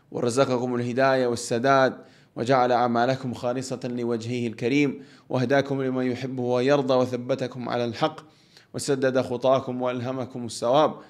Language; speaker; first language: Arabic; non-native, fluent; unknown